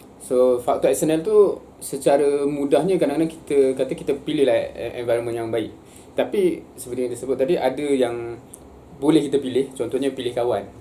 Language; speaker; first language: Malay; native; Malay